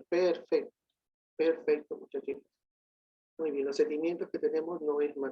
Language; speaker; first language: Spanish; native; Spanish